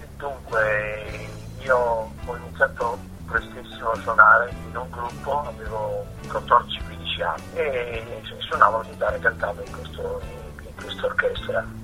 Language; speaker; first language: Italian; native; Italian